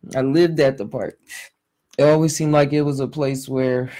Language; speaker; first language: English; native; English